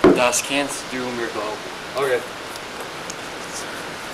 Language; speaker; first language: German; non-native, learner; English